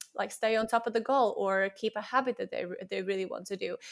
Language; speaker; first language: English; non-native, fluent; Latvian